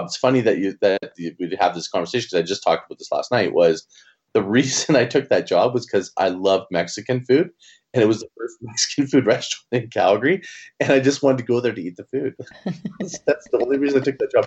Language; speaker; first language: English; native; English